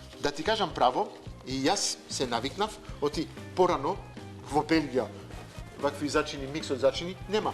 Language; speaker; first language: Macedonian; non-native, fluent; French